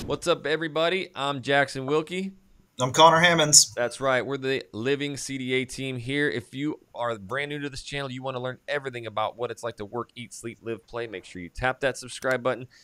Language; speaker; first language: English; native; English